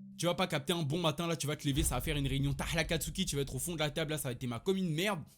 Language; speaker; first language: French; early bilingual, other home language; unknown